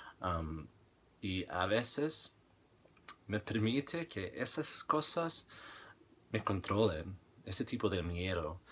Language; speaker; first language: Spanish; non-native, fluent; English